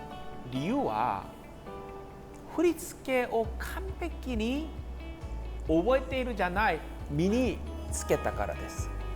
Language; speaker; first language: Japanese; non-native, learner; Korean